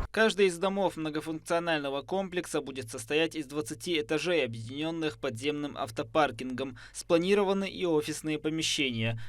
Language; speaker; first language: Russian; non-native, local second language; Chechen